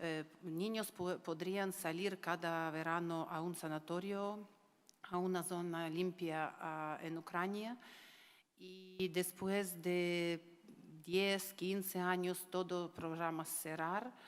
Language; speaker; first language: Spanish; non-native, learner; Ukrainian